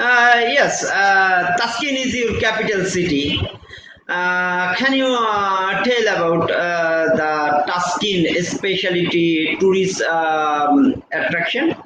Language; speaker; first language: English; non-native, fluent; Bangla